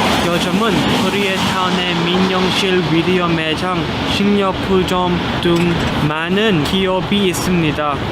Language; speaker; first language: Korean; early bilingual, heritage; English